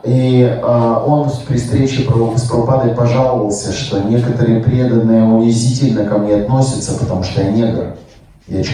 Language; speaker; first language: Russian; native; Russian